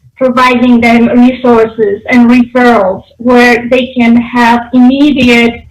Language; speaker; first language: English; non-native, fluent; Polish